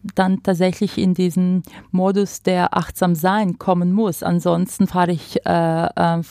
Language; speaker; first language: German; non-native, fluent; Croatian